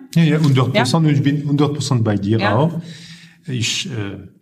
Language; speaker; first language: German; non-native, fluent; French